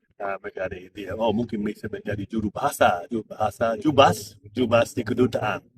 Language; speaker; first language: Indonesian; non-native, fluent; English